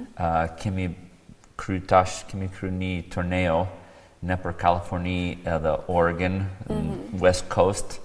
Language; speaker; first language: Albanian; non-native, fluent; English